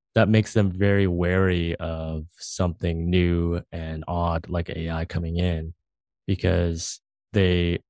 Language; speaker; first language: English; early bilingual, other home language; Filipino